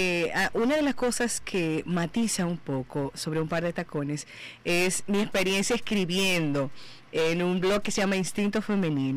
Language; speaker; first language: Spanish; native; Spanish